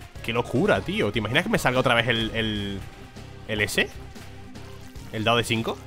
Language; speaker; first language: Spanish; native; Spanish